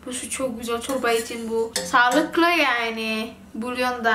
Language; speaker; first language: Turkish; non-native, learner; Indonesian